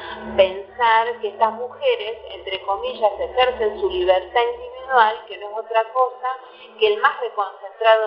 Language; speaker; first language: Spanish; native; Spanish